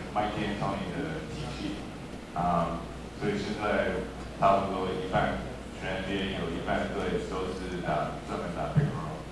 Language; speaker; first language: Chinese; early bilingual, heritage; English